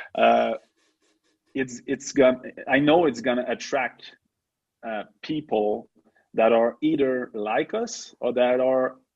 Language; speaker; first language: English; non-native, fluent; French